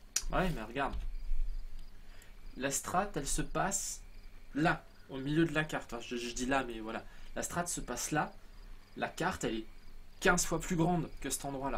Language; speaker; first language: French; native; French